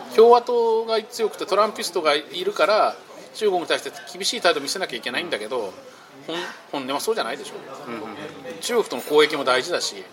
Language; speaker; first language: Japanese; native; Japanese